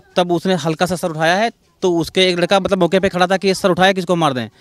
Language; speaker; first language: Hindi; native; Hindi